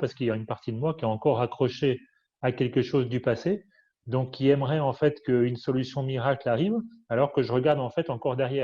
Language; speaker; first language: French; native; French